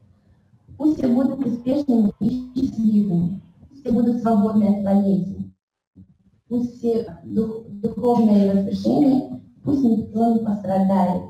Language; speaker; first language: Russian; native; Russian